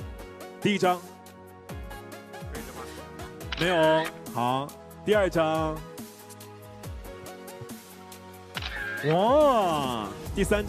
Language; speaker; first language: Chinese; native; Chinese